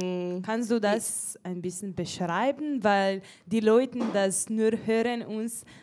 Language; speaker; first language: German; non-native, learner; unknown